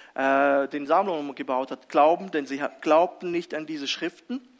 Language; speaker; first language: German; early bilingual, other home language; Russian